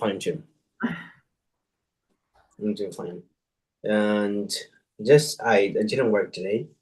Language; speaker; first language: English; non-native, fluent; Portuguese